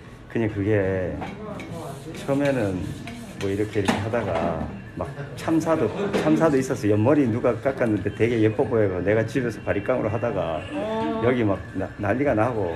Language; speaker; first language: Korean; native; Korean